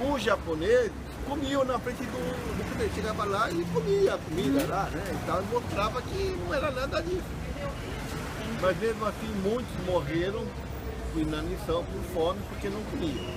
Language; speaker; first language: Portuguese; early bilingual, other home language; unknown